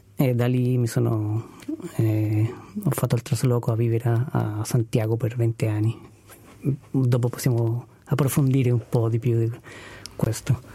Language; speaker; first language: Italian; non-native, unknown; Spanish